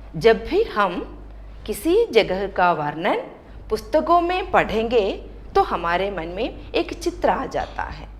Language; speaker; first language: Hindi; non-native, local second language; Malayalam